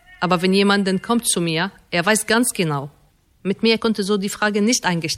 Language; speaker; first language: German; non-native, fluent; Arabic